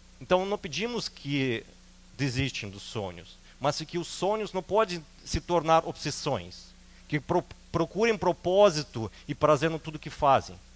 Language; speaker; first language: Portuguese; non-native, fluent; Russian